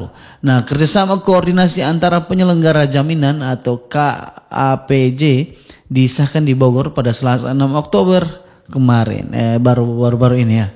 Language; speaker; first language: Indonesian; non-native, local second language; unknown